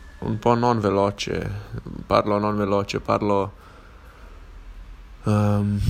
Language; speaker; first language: Italian; non-native, learner; English